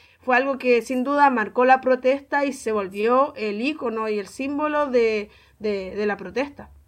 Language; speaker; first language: Spanish; native; Spanish